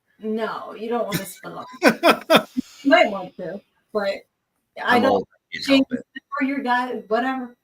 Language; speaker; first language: English; native; English